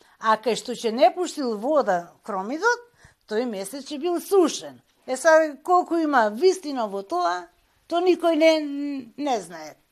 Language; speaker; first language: Macedonian; early bilingual, heritage; Macedonian